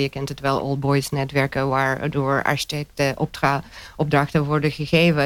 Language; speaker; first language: Dutch; non-native, fluent; Romanian